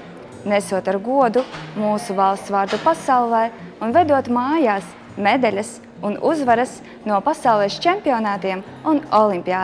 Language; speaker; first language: Latvian; native; Latvian